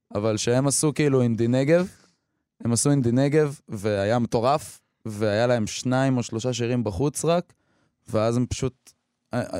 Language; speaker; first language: Hebrew; native; Hebrew